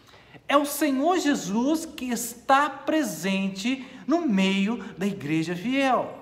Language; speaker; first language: Portuguese; native; Portuguese